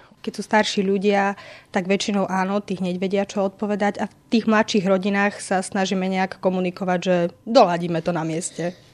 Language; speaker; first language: Slovak; native; Slovak